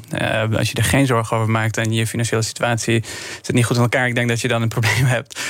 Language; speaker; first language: Dutch; non-native, fluent; Persian